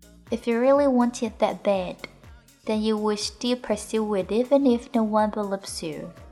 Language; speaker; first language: English; non-native, fluent; Chinese